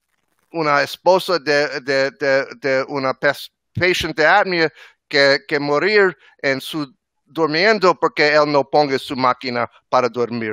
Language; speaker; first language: Spanish; non-native, learner; English